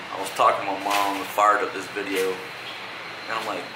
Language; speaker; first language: English; native; English